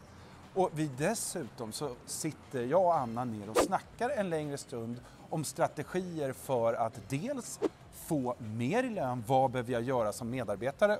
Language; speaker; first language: Swedish; native; Swedish